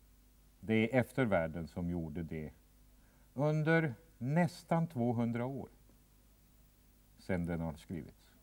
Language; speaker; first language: Swedish; non-native, fluent; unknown